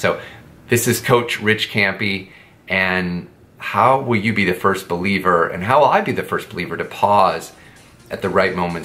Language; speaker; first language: English; native; English